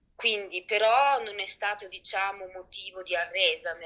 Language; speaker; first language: Italian; native; Italian